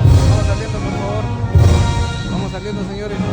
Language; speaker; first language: Spanish; non-native, learner; English